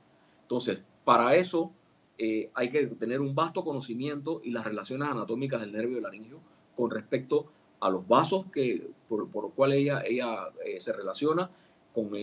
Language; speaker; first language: Spanish; native; Spanish